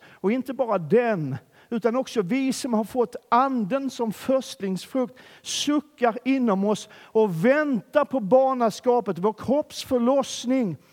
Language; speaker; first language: Swedish; native; Swedish